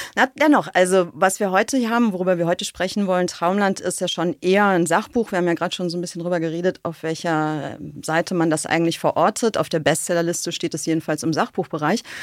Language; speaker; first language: German; native; German